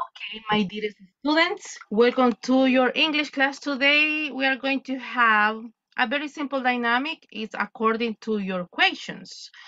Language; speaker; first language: English; non-native, fluent; Spanish